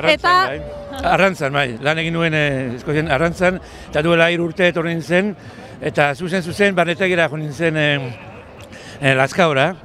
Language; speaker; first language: Basque; non-native, local second language; Spanish